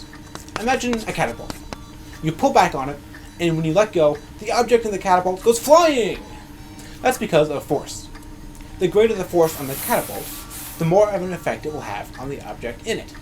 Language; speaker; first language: English; native; English